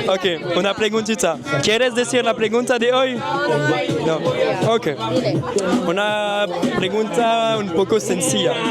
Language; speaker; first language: Spanish; non-native, learner; French